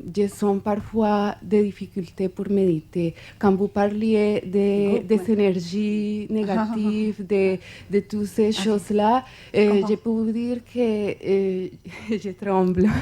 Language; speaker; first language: French; non-native, fluent; Spanish